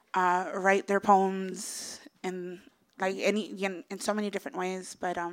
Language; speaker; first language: English; early bilingual, other home language; Spanish